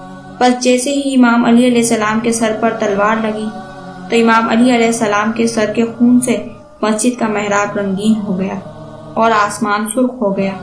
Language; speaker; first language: Urdu; native; Urdu